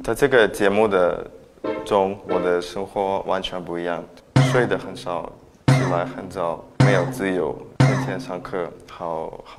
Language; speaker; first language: Chinese; non-native, learner; Russian